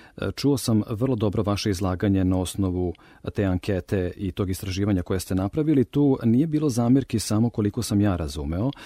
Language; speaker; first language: Serbian; native; Serbian